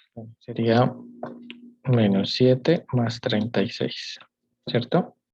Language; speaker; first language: Spanish; native; Spanish